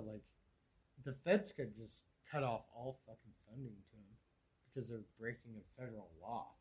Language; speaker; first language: English; native; English